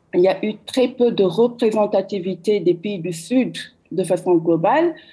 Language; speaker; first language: French; non-native, local second language; Wolof